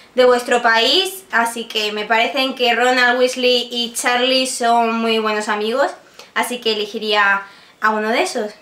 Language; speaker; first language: Spanish; native; Spanish